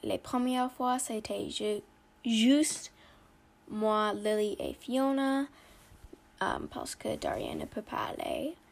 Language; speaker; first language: French; non-native, learner; English